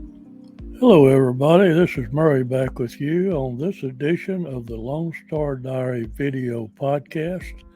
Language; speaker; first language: English; native; English